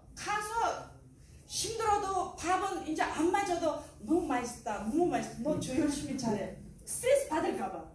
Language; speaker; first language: Korean; non-native, learner; Uzbek